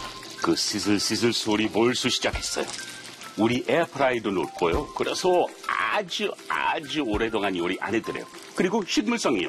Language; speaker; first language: Korean; non-native, learner; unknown